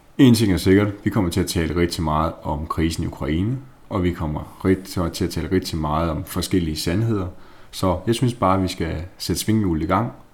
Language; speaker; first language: Danish; native; Danish